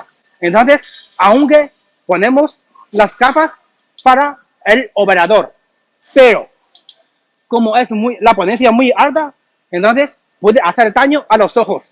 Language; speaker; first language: Spanish; non-native, learner; Chinese